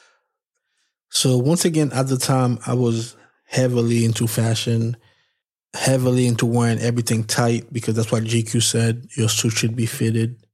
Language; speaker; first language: English; non-native, fluent; Haitian Creole